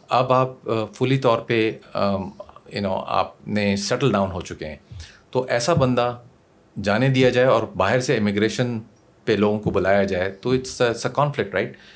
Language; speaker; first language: Urdu; non-native, local second language; Punjabi